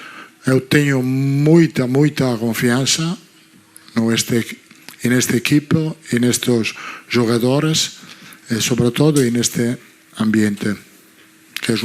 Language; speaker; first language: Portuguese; non-native, learner; Italian